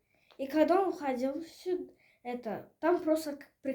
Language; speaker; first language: Russian; non-native, local second language; Azerbaijani